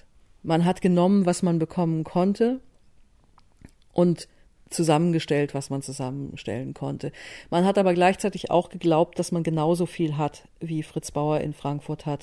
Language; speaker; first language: German; native; German